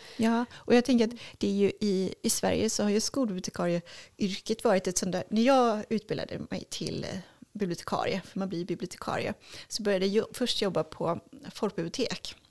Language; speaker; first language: Swedish; native; Swedish